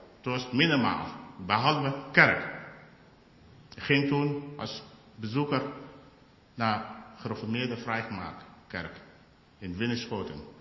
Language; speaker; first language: Dutch; non-native, fluent; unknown